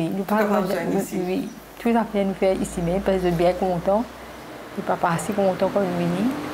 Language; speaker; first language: French; non-native, learner; Morisyen